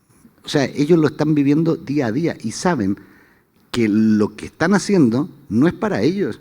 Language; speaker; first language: Spanish; native; Spanish